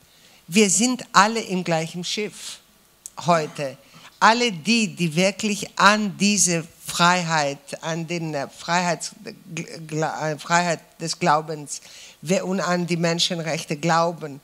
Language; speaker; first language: German; non-native, fluent; Greek